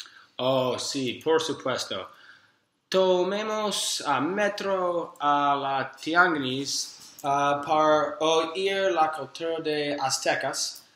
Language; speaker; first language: Spanish; non-native, learner; English